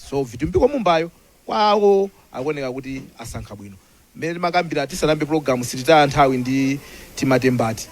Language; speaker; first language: Nyanja; non-native, local second language; Tumbuka